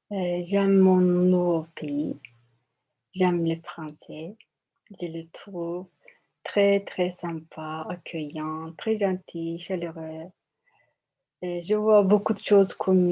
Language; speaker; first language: French; non-native, learner; Turkish